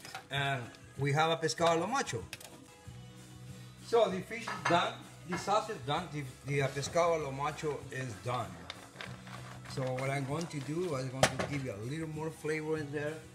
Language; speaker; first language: English; non-native, fluent; Spanish